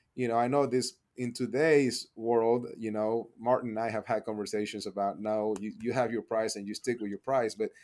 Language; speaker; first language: English; non-native, fluent; Spanish